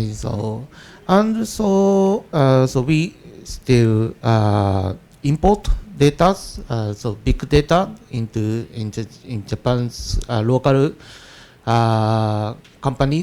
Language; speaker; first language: English; non-native, learner; Japanese